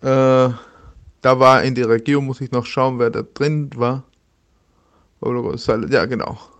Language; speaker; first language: German; non-native, learner; Spanish